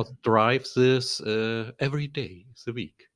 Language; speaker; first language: English; non-native, learner; German